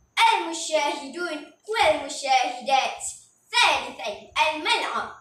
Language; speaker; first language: Arabic; non-native, learner; Malay